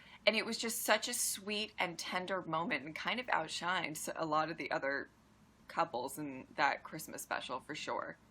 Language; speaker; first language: English; native; English